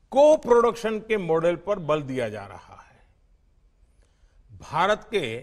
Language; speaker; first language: Hindi; non-native, local second language; Gujarati